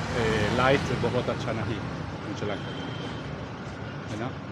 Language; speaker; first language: Hindi; non-native, learner; Italian